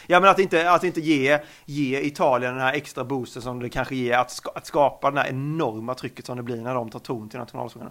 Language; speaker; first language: Swedish; native; Swedish